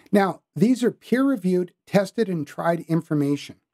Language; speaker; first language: English; native; English